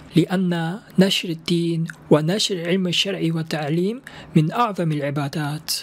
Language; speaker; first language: Arabic; non-native, fluent; Korean